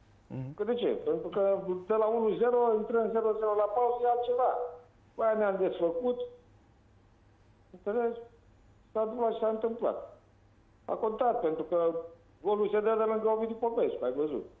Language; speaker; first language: Romanian; native; Romanian